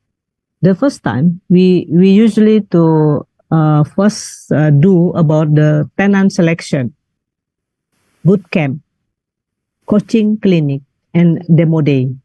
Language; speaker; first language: English; non-native, learner; Indonesian